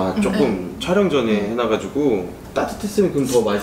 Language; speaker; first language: Korean; native; Korean